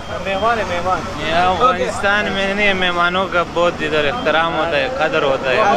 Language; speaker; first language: Hindi; non-native, fluent; Pashto